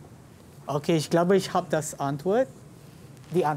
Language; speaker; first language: German; non-native, learner; Malay